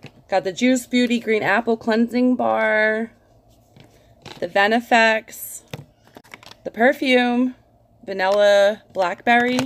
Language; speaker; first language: English; native; English